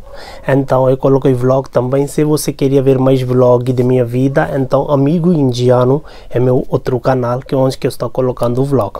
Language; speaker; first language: Portuguese; non-native, learner; Hindi